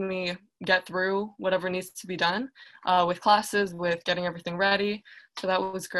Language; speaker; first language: English; native; English